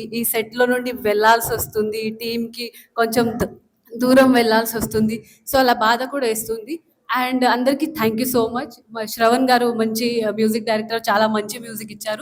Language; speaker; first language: Telugu; non-native, local second language; Marathi